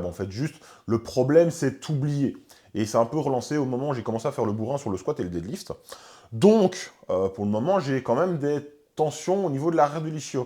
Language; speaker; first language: French; native; French